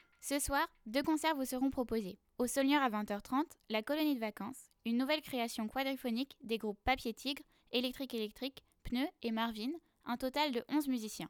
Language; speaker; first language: French; native; French